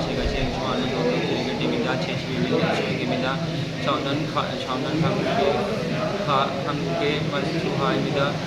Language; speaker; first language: Korean; non-native, learner; Urdu